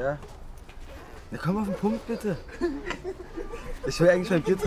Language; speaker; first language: German; native; German